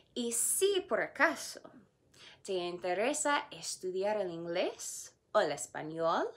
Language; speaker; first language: Spanish; non-native, fluent; English